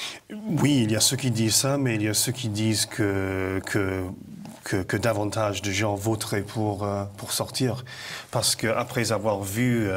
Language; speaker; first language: French; non-native, fluent; English